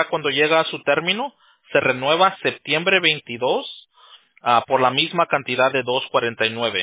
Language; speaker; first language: Spanish; early bilingual, heritage; Spanish